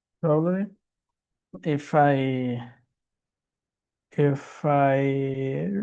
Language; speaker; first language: English; non-native, learner; Portuguese